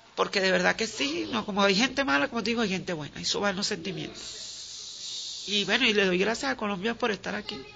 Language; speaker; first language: Spanish; native; Spanish